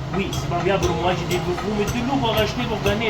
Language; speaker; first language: French; non-native, local second language; Arabic